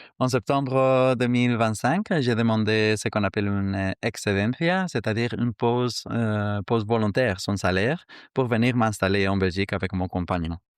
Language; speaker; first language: French; non-native, fluent; Spanish